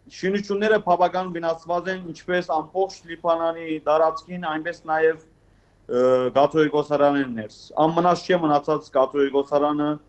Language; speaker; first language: Armenian; early bilingual, heritage; Armenian